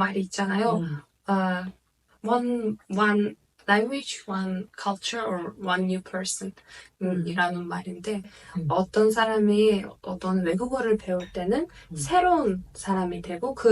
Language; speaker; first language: Korean; non-native, fluent; Azerbaijani